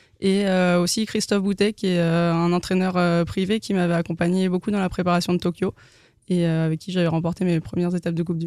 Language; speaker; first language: French; native; French